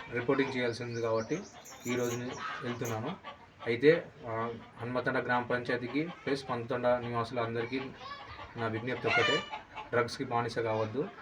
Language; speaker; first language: Telugu; non-native, local second language; Lambadi